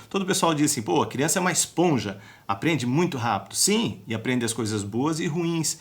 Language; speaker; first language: Portuguese; native; Portuguese